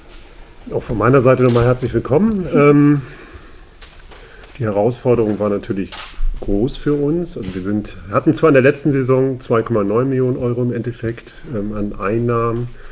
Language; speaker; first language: German; native; German